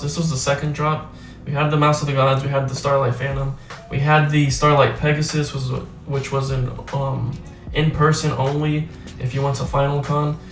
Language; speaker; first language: English; native; English